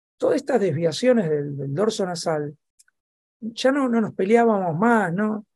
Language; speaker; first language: Spanish; native; Spanish